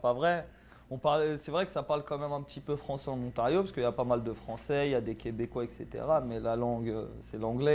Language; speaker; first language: French; native; French